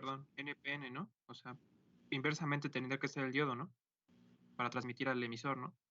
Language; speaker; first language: Spanish; native; Spanish